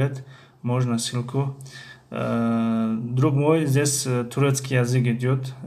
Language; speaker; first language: Russian; non-native, local second language; Tajik